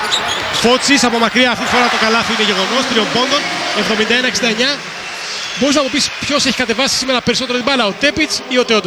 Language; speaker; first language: Greek; native; Greek